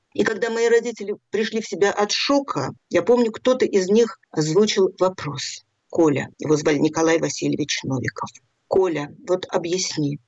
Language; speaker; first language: Russian; native; Russian